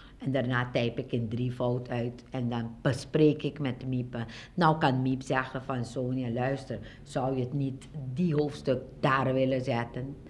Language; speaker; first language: Dutch; non-native, local second language; Papiamento